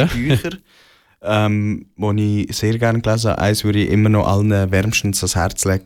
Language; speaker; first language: German; native; German